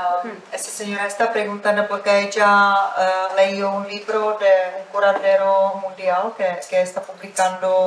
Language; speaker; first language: Spanish; non-native, fluent; Czech